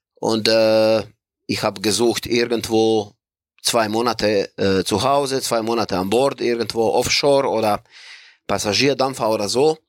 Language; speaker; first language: German; non-native, fluent; Croatian